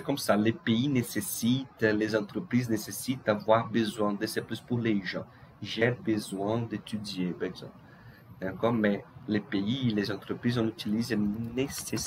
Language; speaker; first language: French; non-native, fluent; Portuguese